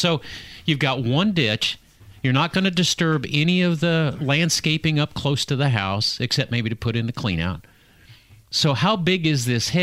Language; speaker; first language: English; native; English